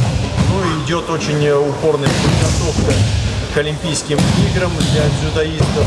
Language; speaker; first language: Russian; native; Russian